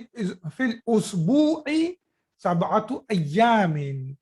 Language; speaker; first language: Arabic; non-native, fluent; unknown